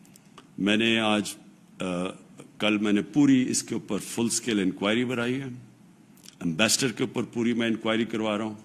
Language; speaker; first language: Urdu; native; Urdu